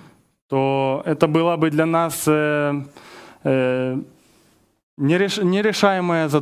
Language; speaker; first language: Polish; non-native, learner; Russian